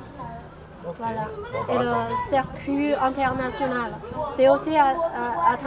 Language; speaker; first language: French; non-native, fluent; Chinese